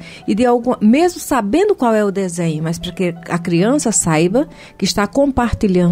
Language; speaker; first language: Portuguese; native; Portuguese